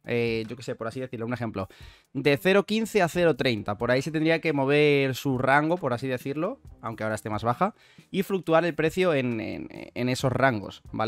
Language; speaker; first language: Spanish; native; Spanish